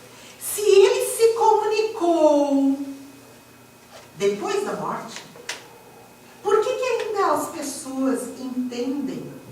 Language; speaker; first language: Portuguese; native; Portuguese